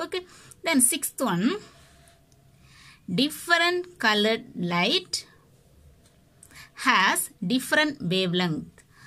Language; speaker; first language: English; non-native, local second language; Tamil